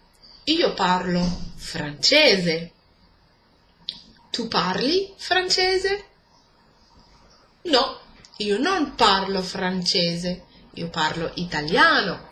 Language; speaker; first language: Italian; non-native, fluent; Arabic